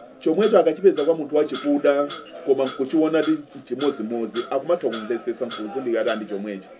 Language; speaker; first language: Nyanja; non-native, local second language; Yao